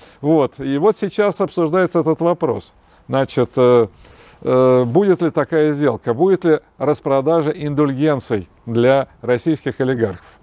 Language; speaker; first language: Russian; native; Russian